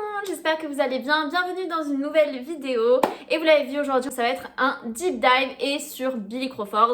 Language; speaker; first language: French; native; French